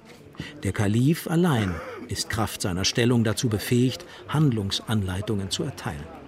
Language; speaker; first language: German; native; German